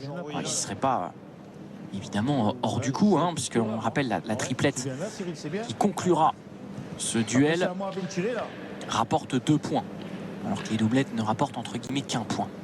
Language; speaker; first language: French; native; French